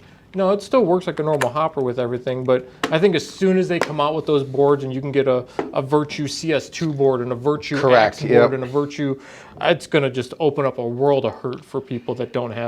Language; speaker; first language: English; native; English